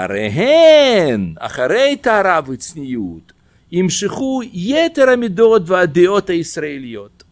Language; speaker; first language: Hebrew; non-native, fluent; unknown